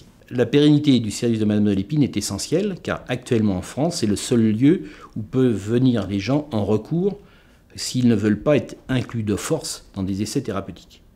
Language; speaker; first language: French; native; French